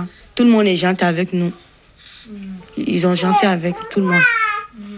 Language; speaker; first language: French; non-native, learner; Bambara